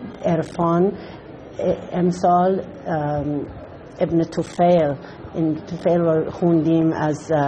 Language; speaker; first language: Persian; non-native, fluent; English